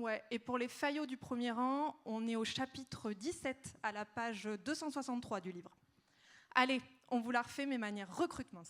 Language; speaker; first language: French; native; French